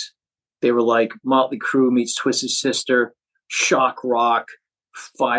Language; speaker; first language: English; native; English